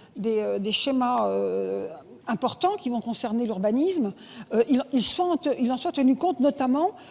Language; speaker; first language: French; native; French